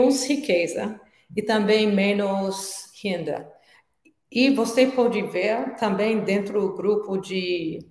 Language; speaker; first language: Portuguese; non-native, learner; English